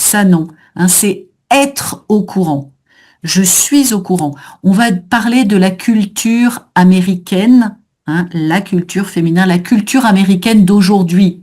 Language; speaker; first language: French; native; French